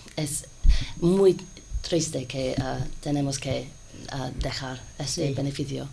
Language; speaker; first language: Spanish; non-native, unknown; English